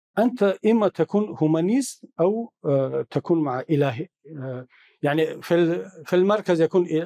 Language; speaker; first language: Arabic; non-native, fluent; Tajik